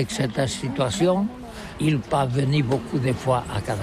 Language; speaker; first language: French; non-native, learner; Catalan